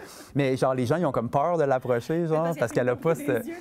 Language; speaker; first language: French; native; French